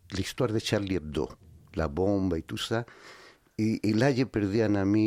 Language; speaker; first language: French; non-native, learner; Spanish